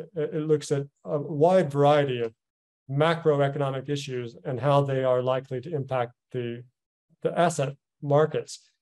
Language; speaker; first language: English; native; English